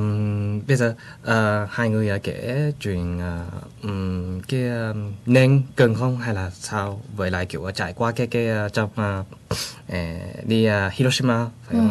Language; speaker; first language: Vietnamese; early bilingual, heritage; Vietnamese